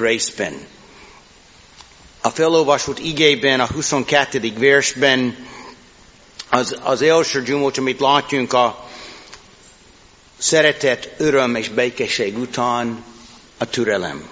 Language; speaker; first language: Hungarian; non-native, fluent; English